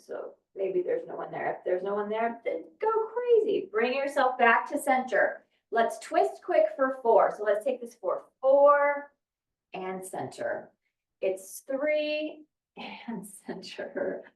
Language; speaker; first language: English; native; English